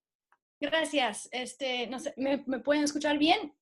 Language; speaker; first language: Spanish; non-native, fluent; English